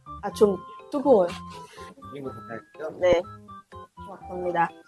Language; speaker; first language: Korean; non-native, learner; Filipino